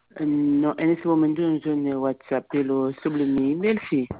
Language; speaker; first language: Spanish; non-native, learner; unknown